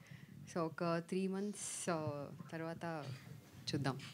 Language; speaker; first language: Telugu; non-native, fluent; Tamil